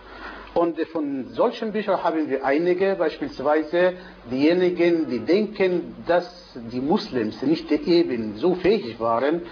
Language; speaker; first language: German; non-native, fluent; Arabic